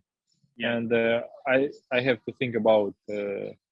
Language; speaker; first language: English; non-native, learner; Russian